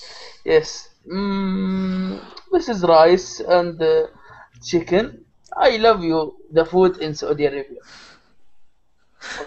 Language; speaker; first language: English; non-native, learner; Arabic